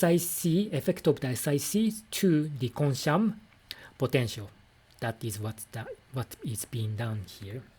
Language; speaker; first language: English; non-native, fluent; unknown